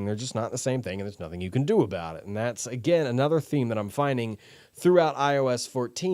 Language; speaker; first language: English; native; English